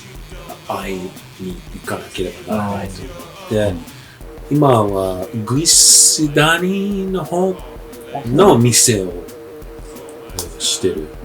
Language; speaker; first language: Japanese; non-native, fluent; English